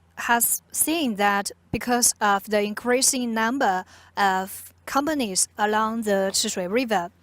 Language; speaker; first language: English; non-native, fluent; Chinese